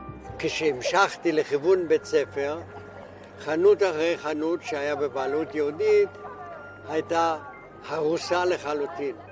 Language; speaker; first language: Hebrew; non-native, fluent; German